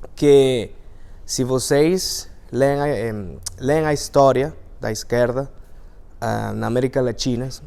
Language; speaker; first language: Portuguese; non-native, fluent; Spanish